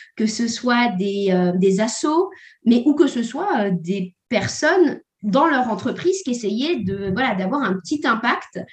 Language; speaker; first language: French; native; French